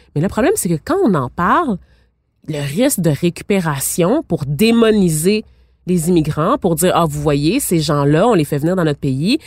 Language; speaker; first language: French; native; French